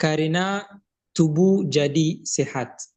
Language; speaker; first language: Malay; non-native, learner; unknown